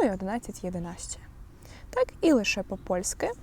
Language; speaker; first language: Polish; non-native, fluent; Ukrainian